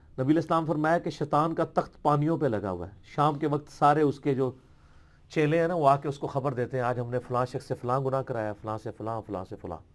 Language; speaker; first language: Urdu; non-native, local second language; Punjabi